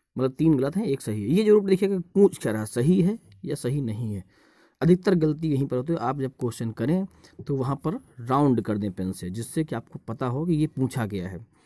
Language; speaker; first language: Hindi; native; Hindi